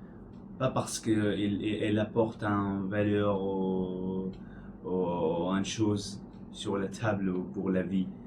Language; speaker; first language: French; non-native, learner; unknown